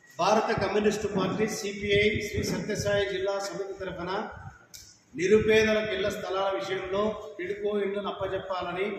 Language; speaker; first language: Telugu; native; Telugu